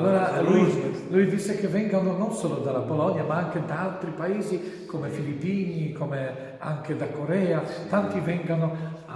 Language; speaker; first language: Italian; non-native, learner; Polish